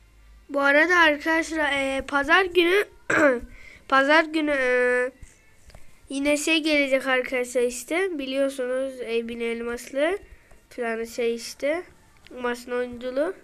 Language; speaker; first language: Turkish; native; Turkish